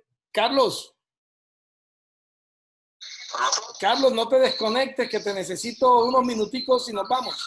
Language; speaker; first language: Spanish; native; Spanish